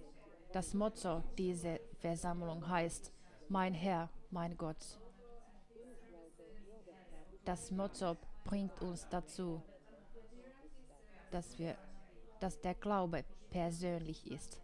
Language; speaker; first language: German; non-native, fluent; Finnish